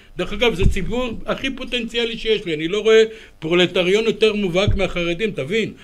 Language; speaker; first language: Hebrew; early bilingual, other home language; Romanian